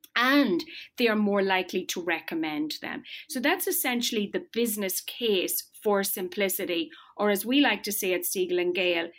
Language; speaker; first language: English; native; English